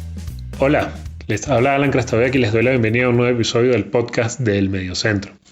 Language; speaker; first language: Spanish; native; Spanish